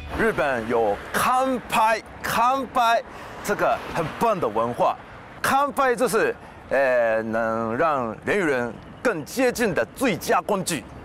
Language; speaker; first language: Chinese; non-native, fluent; Japanese